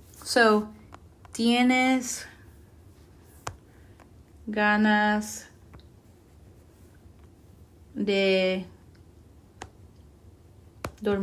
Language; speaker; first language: Spanish; non-native, fluent; English